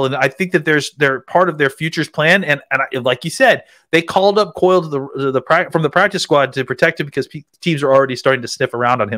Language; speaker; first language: English; native; English